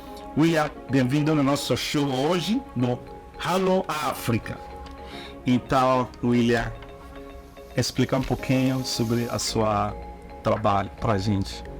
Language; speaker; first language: Portuguese; non-native, learner; Igbo